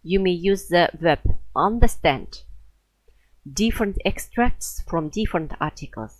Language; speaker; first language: English; non-native, fluent; Kazakh